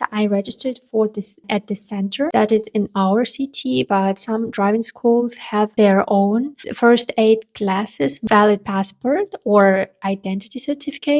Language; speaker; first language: English; non-native, fluent; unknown